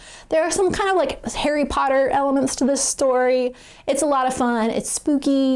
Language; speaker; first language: English; native; English